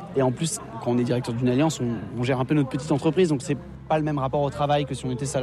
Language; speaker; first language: French; native; French